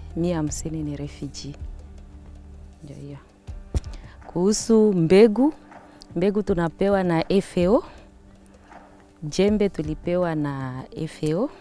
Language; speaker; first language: Swahili; non-native, local second language; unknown